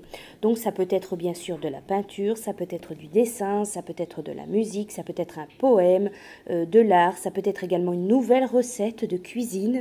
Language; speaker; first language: French; native; French